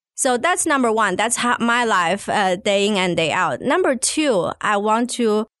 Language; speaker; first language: English; non-native, fluent; Chinese